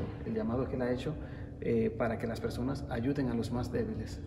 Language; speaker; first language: Spanish; native; Spanish